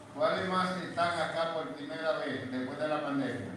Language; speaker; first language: Spanish; native; Spanish